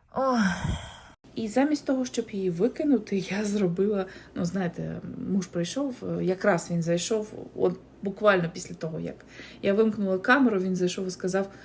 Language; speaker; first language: Ukrainian; non-native, local second language; Russian